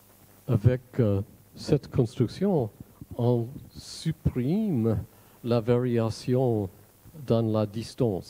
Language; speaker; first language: French; non-native, fluent; English